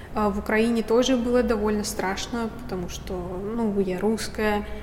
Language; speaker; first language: Russian; native; Russian